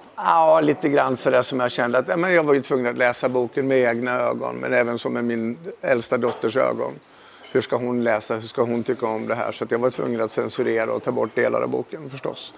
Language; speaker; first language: Swedish; native; Swedish